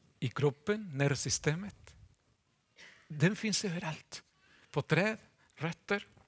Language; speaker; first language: Swedish; non-native, fluent; Spanish